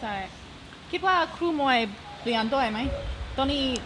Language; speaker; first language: Thai; non-native, learner; English